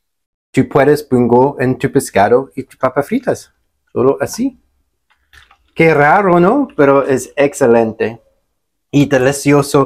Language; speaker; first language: Spanish; non-native, learner; English